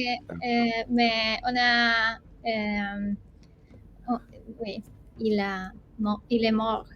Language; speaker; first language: French; non-native, learner; Spanish